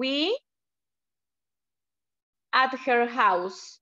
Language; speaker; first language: English; non-native, learner; Spanish